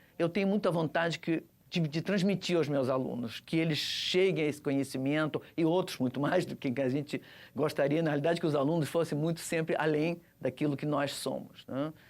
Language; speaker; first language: Portuguese; early bilingual, other home language; Russian